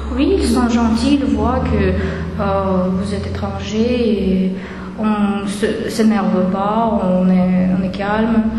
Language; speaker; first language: French; non-native, fluent; Russian